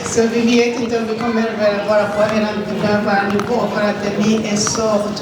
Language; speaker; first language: Swedish; non-native, fluent; Kinyarwanda